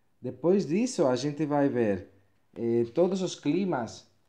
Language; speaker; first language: Portuguese; non-native, fluent; Spanish